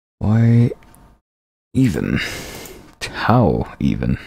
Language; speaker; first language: English; native; English